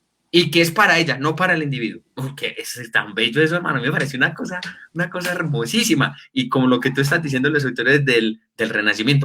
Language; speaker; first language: Spanish; native; Spanish